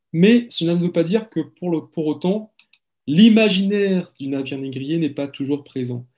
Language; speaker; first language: French; native; French